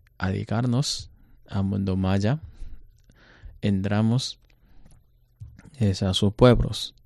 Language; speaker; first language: Spanish; non-native, learner; Chinese